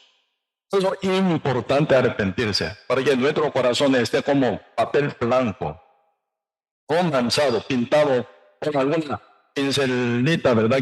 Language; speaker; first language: Spanish; non-native, learner; Korean